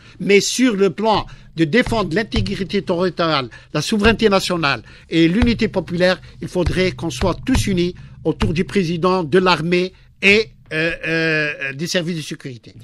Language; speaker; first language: French; non-native, local second language; Arabic